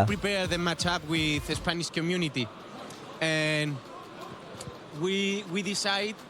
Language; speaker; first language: English; non-native, learner; Spanish